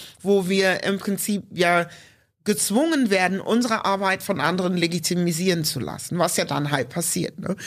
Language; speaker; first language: German; early bilingual, other home language; English